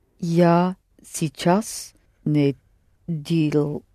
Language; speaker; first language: Russian; non-native, learner; English